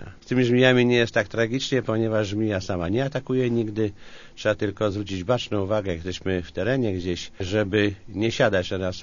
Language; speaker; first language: Polish; native; Polish